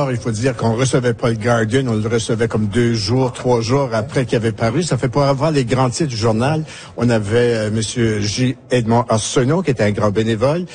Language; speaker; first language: French; native; French